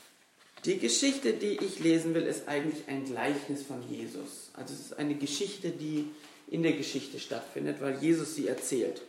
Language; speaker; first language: German; native; German